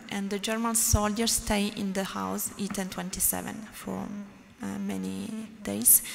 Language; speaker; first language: English; non-native, learner; French